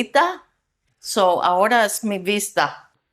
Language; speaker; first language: Spanish; non-native, learner; English